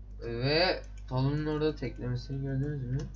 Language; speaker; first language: Turkish; native; Turkish